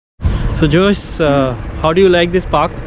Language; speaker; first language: English; non-native, local second language; Hindi